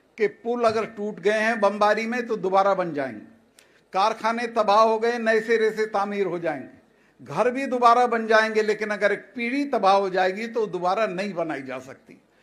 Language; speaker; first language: Hindi; native; Hindi